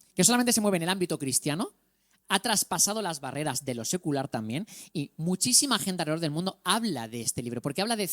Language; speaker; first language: Spanish; native; Spanish